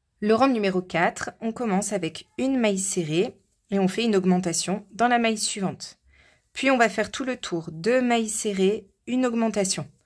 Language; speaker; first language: French; native; French